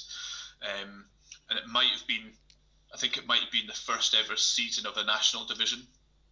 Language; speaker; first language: English; native; English